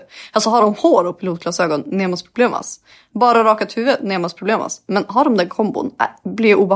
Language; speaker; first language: Swedish; native; Swedish